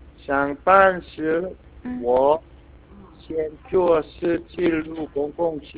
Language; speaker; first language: Chinese; non-native, learner; Korean